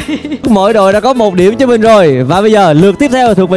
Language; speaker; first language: Vietnamese; native; Vietnamese